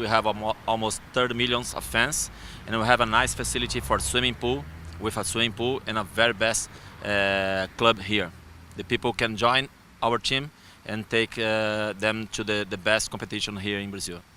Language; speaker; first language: English; non-native, learner; Portuguese